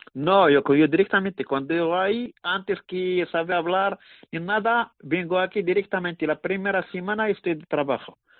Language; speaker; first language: Spanish; non-native, learner; Arabic